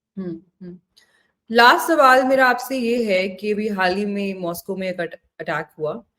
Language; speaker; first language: Hindi; native; Hindi